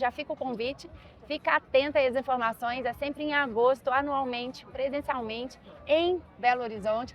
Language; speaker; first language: Portuguese; native; Portuguese